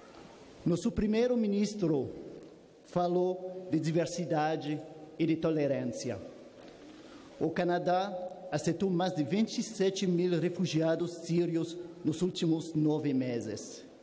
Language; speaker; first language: Portuguese; non-native, fluent; French